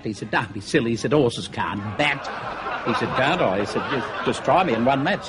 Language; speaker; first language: English; native; English